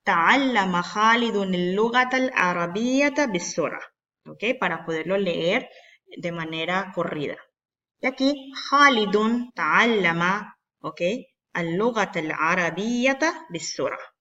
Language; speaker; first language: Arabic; non-native, fluent; Spanish